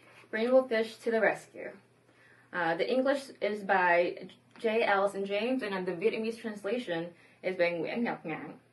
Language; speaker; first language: English; early bilingual, other home language; Vietnamese